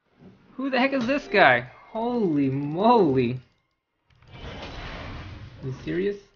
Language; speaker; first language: English; native; English